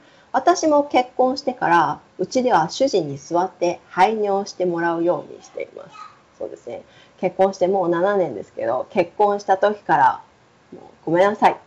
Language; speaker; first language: Japanese; native; Japanese